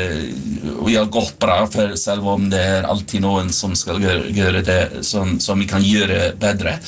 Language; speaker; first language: Swedish; non-native, fluent; Icelandic